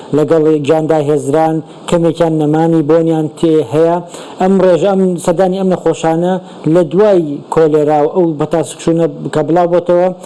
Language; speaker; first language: Central Kurdish; native; Central Kurdish